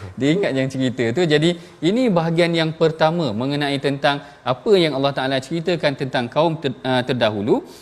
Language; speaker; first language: Malay; native; Malay